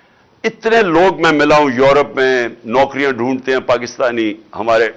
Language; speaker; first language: Urdu; native; Urdu